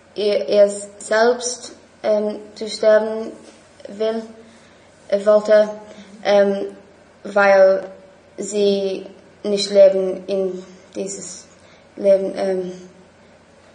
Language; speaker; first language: German; non-native, learner; English